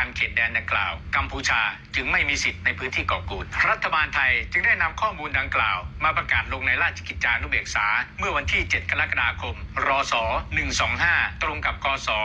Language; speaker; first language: Thai; native; Thai